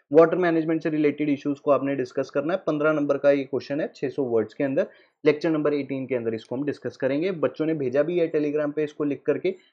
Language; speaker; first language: Hindi; native; Hindi